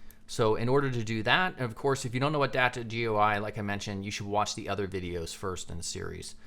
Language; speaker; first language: English; native; English